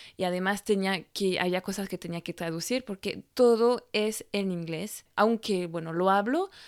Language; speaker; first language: Spanish; non-native, fluent; French